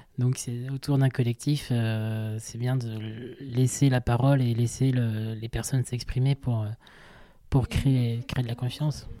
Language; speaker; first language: French; native; French